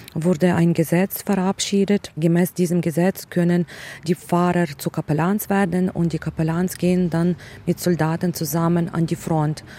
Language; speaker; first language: German; non-native, fluent; Ukrainian